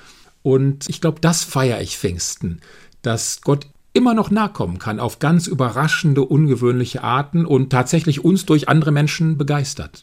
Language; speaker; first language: German; native; German